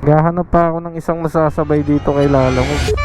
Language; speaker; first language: Filipino; native; Filipino